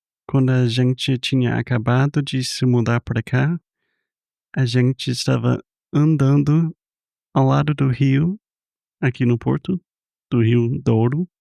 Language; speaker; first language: Portuguese; non-native, fluent; English